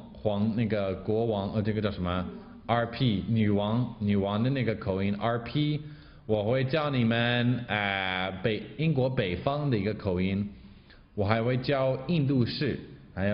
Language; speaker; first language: Chinese; non-native, fluent; English